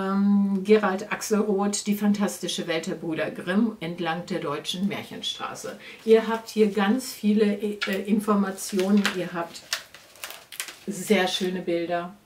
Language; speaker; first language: German; native; German